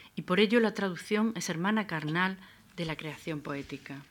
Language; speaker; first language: Spanish; native; Spanish